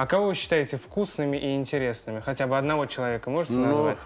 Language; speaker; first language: Russian; native; Russian